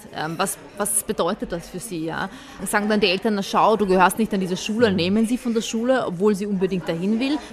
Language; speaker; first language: German; early bilingual, other home language; Bosnian